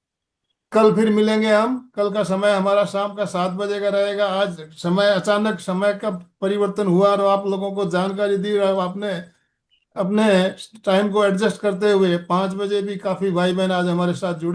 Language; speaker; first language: Hindi; native; Hindi